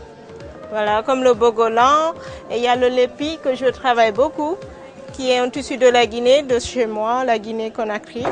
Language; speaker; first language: French; non-native, local second language; Fula